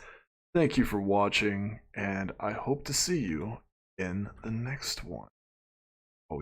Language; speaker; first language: English; native; English